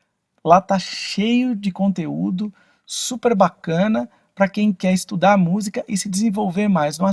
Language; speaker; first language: Portuguese; native; Portuguese